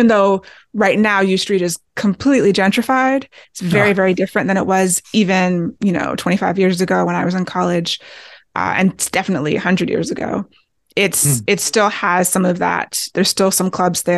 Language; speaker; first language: English; native; English